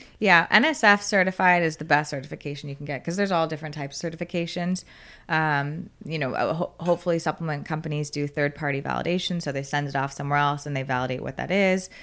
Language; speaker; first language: English; native; English